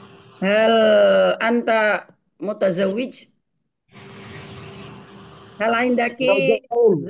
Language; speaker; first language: Arabic; non-native, fluent; Indonesian